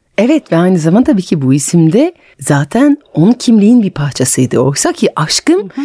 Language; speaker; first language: Turkish; non-native, fluent; French